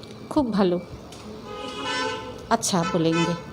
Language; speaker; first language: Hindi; non-native, local second language; Bangla